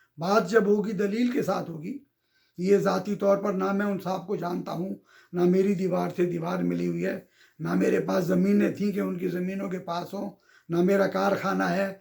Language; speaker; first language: Urdu; native; Urdu